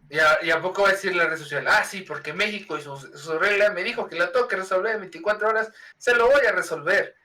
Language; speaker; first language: Spanish; native; Spanish